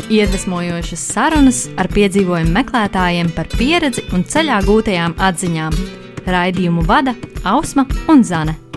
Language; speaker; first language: Latvian; non-native, local second language; Russian